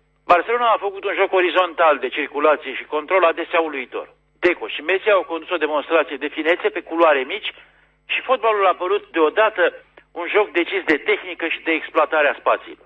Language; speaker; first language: Romanian; native; Romanian